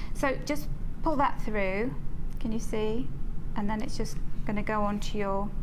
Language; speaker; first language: English; native; English